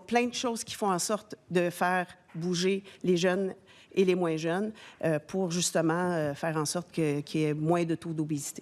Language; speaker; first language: French; native; French